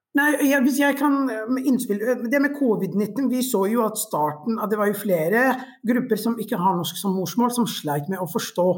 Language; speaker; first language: Norwegian; non-native, fluent; Somali